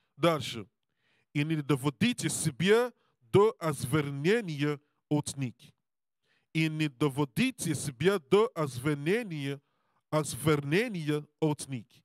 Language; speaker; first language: Russian; non-native, learner; Serbian